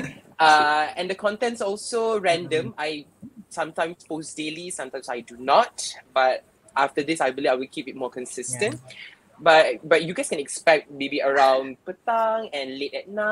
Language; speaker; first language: English; non-native, local second language; Malay